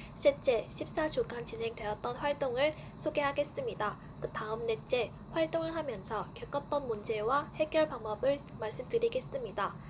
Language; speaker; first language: Korean; non-native, fluent; Vietnamese